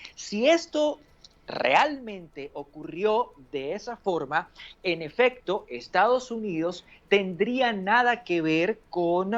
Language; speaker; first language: Spanish; native; Spanish